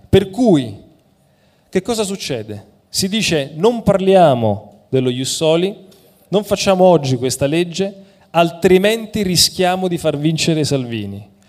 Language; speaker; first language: Italian; native; Italian